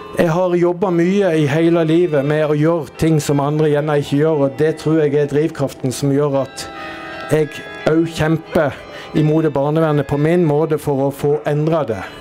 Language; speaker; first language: Norwegian; native; Norwegian